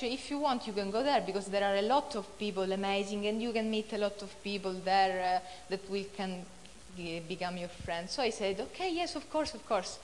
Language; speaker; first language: English; non-native, fluent; Italian